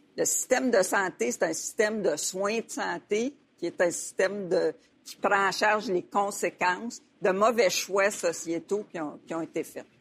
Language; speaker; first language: French; native; French